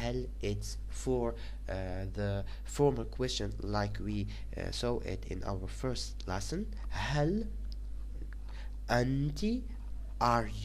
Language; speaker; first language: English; non-native, fluent; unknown